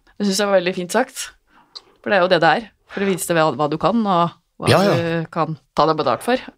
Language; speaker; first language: Norwegian; native; Norwegian